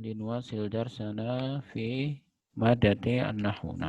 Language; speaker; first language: Arabic; non-native, fluent; Indonesian